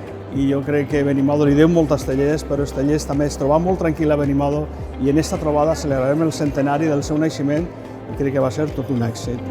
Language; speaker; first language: Catalan; native; Catalan